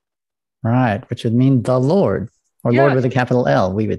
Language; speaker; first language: English; native; English